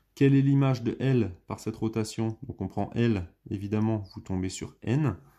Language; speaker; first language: French; native; French